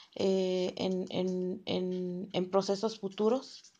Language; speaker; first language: Spanish; native; Spanish